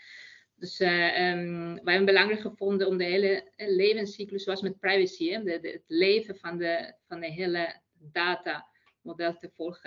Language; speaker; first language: Dutch; non-native, fluent; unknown